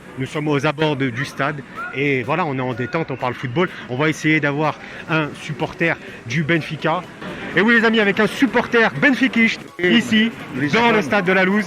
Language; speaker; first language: French; native; French